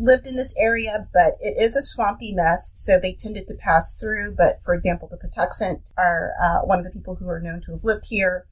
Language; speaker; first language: English; native; English